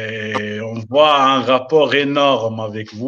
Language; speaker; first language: French; non-native, local second language; Arabic